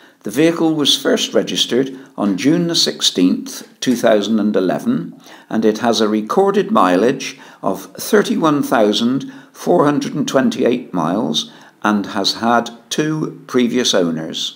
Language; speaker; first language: English; native; English